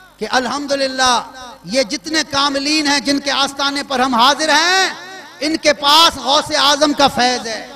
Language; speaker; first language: Urdu; non-native, local second language; Sindhi